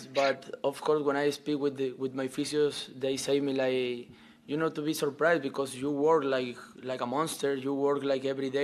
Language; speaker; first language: English; non-native, learner; Spanish